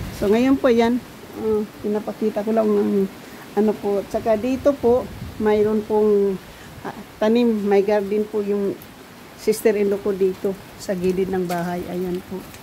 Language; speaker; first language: Filipino; non-native, local second language; Cebuano